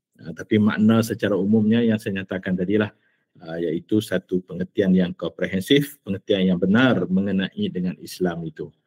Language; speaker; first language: Malay; native; Malay